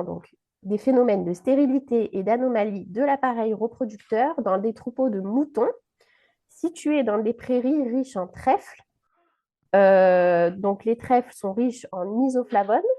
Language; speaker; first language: French; native; French